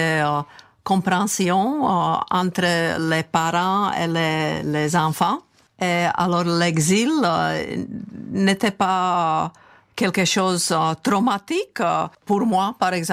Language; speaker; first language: French; non-native, fluent; Czech